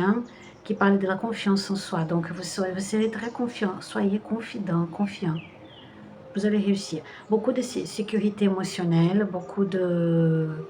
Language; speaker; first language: French; non-native, fluent; Portuguese